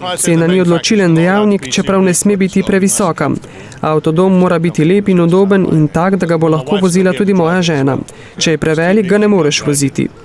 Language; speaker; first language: Slovenian; native; Slovenian